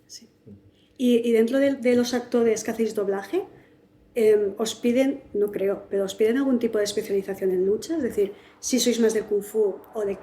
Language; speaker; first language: Spanish; native; Spanish